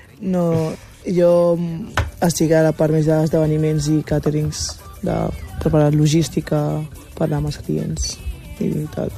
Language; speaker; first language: Catalan; early bilingual, other home language; Wolof